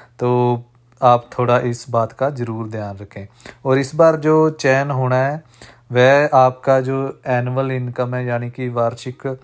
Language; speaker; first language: Hindi; non-native, local second language; Punjabi